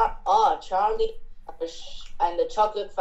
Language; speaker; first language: English; non-native, fluent; Chinese